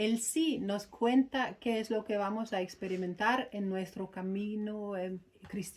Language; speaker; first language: Spanish; non-native, fluent; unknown